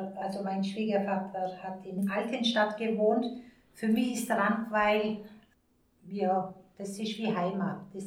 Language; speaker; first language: German; early bilingual, other home language; Turkish